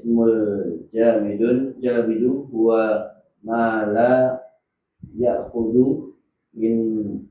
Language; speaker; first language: Arabic; non-native, learner; Indonesian